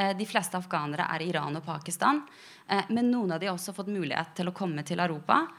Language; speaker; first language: Norwegian; early bilingual, other home language; Persian